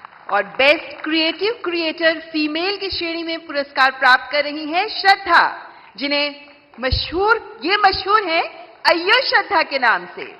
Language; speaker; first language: Hindi; native; Hindi